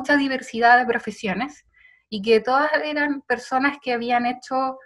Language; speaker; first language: Spanish; native; Spanish